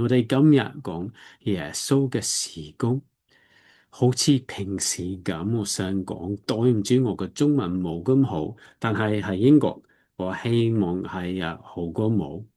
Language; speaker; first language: Cantonese; non-native, learner; English